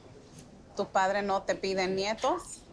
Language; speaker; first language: Spanish; native; Spanish